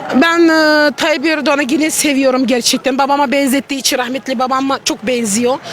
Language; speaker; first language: Turkish; non-native, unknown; Russian